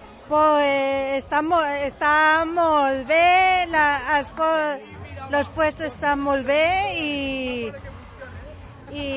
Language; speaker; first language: Catalan; non-native, local second language; Spanish